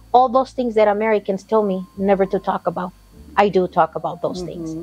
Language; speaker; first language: English; non-native, fluent; Spanish